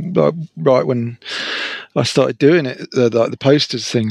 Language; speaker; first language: English; native; English